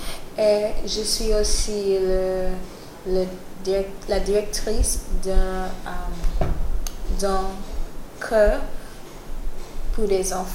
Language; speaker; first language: French; non-native, learner; English